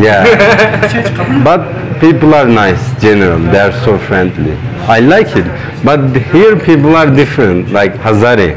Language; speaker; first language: English; non-native, learner; Turkish